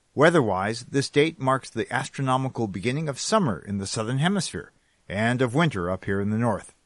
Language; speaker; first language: English; native; English